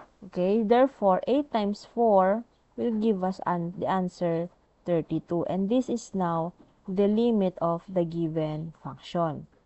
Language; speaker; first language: English; non-native, local second language; Filipino